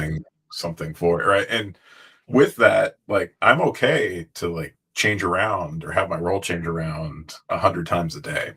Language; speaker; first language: English; native; English